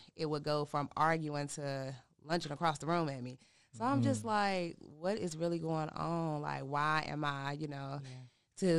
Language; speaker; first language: English; native; English